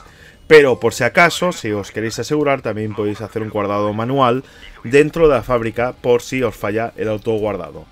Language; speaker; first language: Spanish; native; Spanish